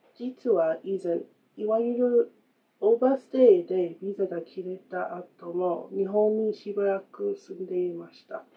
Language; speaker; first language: Japanese; non-native, fluent; English